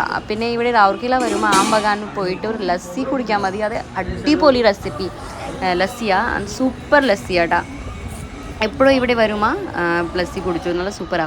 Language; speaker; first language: Malayalam; non-native, learner; Hindi